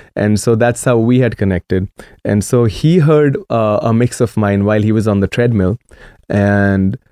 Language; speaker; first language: English; non-native, local second language; Marathi